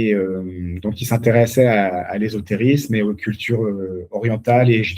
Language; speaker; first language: French; native; French